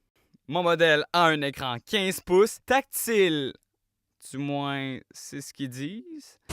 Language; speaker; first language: French; native; French